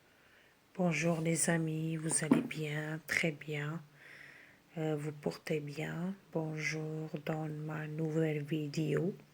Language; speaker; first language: French; non-native, local second language; Arabic